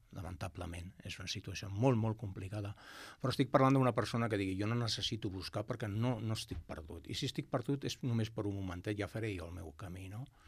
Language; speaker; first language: Catalan; non-native, local second language; Spanish